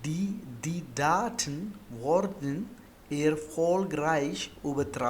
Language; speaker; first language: German; non-native, fluent; Urdu